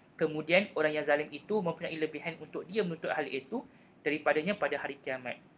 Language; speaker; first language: Malay; native; Malay